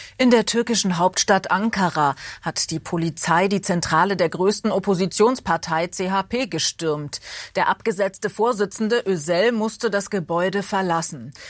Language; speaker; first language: German; native; German